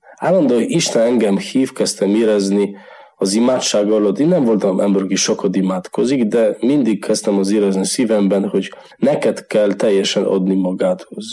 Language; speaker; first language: Hungarian; non-native, learner; Polish